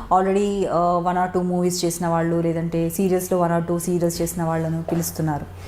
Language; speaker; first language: Telugu; native; Telugu